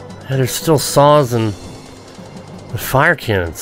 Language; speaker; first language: English; native; English